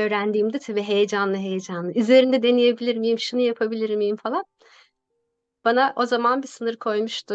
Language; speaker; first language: Turkish; native; Turkish